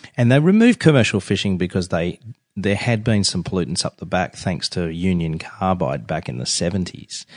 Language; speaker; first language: English; native; English